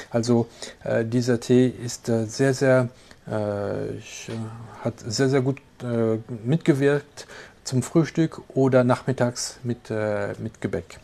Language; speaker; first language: German; non-native, local second language; French